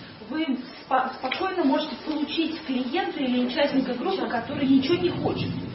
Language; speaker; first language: Russian; native; Russian